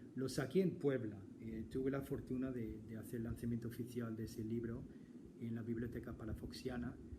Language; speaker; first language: Spanish; non-native, fluent; English